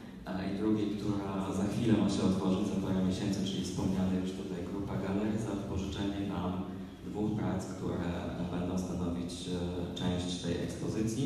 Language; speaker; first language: Polish; native; Polish